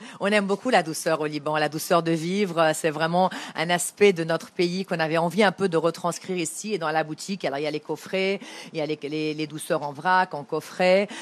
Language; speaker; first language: French; non-native, local second language; Arabic